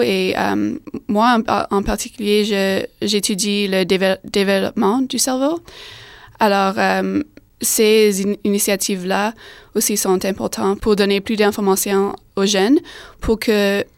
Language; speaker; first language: French; non-native, fluent; English